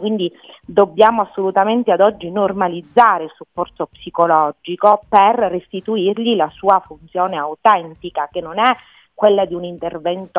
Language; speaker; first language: Italian; native; Italian